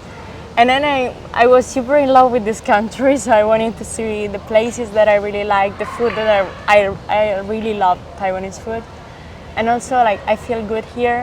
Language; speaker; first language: English; non-native, fluent; Italian